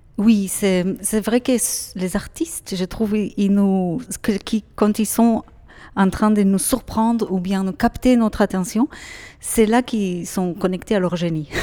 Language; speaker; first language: French; non-native, fluent; Hebrew